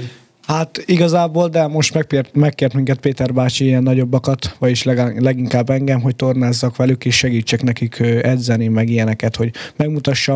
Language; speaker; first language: Hungarian; native; Hungarian